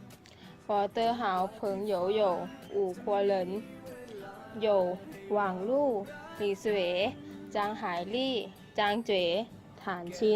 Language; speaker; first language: Chinese; non-native, learner; Thai